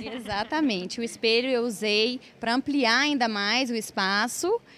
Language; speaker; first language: Portuguese; native; Portuguese